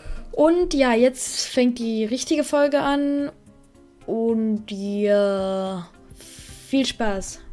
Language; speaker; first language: German; native; German